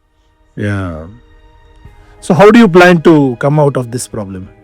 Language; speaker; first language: English; non-native, local second language; Kannada